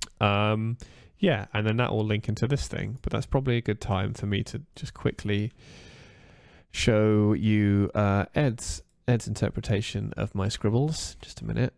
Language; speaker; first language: English; native; English